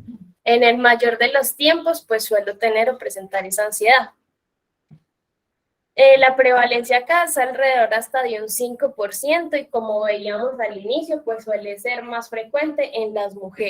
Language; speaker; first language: Spanish; native; Spanish